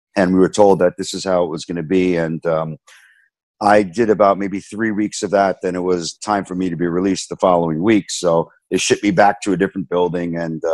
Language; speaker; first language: English; native; English